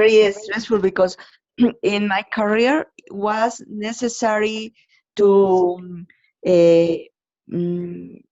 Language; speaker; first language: English; non-native, learner; Spanish